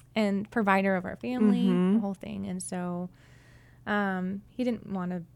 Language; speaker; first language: English; native; English